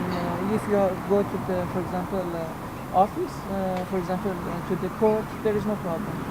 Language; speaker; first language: English; non-native, learner; Persian